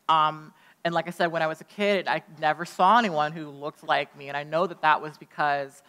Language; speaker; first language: English; native; English